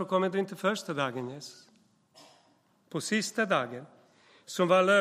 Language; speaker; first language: Swedish; non-native, fluent; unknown